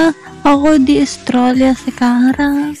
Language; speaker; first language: Indonesian; non-native, learner; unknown